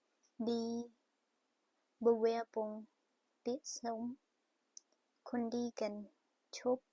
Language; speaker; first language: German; non-native, learner; Khmer